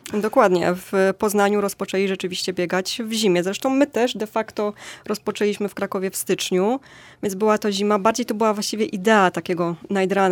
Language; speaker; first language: Polish; native; Polish